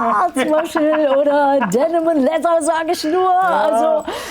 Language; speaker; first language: German; native; German